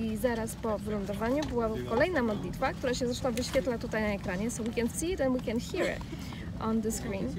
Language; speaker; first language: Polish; native; Polish